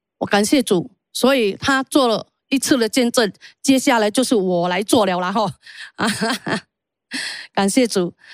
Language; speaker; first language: Chinese; early bilingual, heritage; Chinese